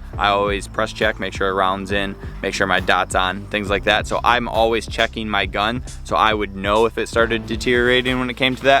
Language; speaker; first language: English; native; English